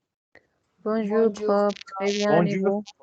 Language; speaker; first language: French; non-native, learner; Spanish